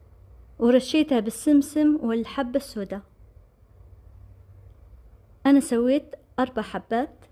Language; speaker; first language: Arabic; native; Arabic